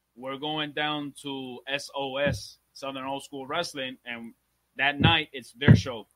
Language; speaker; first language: English; early bilingual, other home language; Spanish